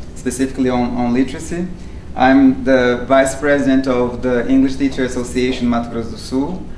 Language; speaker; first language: English; non-native, fluent; Portuguese